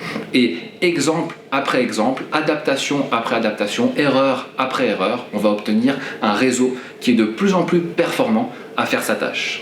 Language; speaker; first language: French; native; French